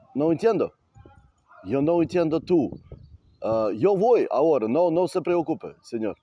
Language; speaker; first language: Spanish; non-native, learner; Russian